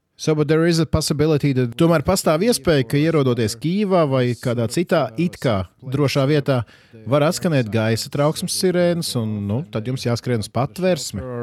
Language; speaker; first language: Latvian; native; Latvian